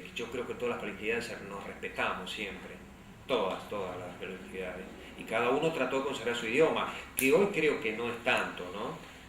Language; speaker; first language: Spanish; early bilingual, other home language; Slovak